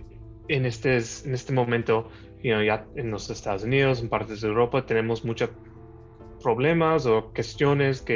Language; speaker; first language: Spanish; early bilingual, heritage; Spanish